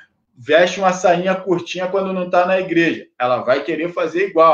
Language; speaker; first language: Portuguese; native; Portuguese